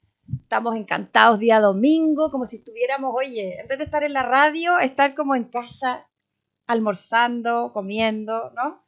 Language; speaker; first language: Spanish; native; Spanish